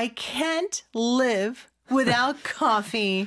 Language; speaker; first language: English; non-native, fluent; Korean